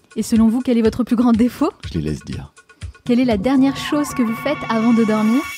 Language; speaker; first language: French; native; French